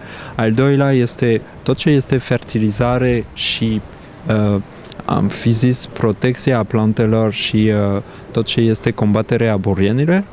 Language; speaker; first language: Romanian; non-native, fluent; French